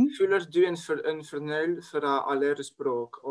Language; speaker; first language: Norwegian; non-native, learner; French